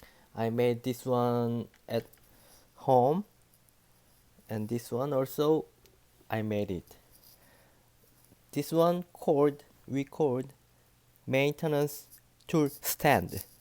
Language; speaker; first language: English; non-native, learner; Korean